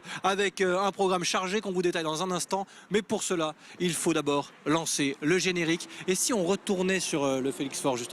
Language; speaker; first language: French; native; French